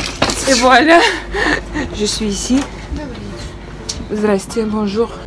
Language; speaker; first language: French; non-native, fluent; Russian